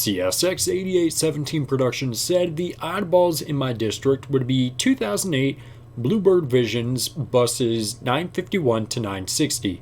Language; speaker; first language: English; native; English